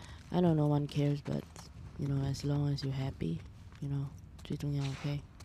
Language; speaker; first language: English; non-native, local second language; Chinese